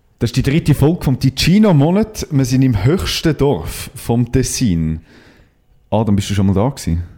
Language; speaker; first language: German; native; German